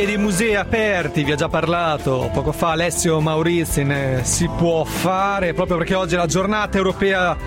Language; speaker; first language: Italian; native; Italian